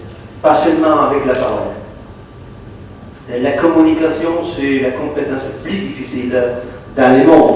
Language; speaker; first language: French; non-native, fluent; Catalan